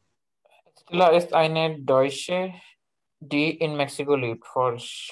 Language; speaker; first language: German; non-native, learner; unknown